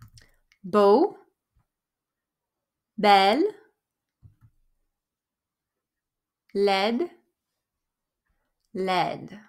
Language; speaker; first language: French; non-native, fluent; English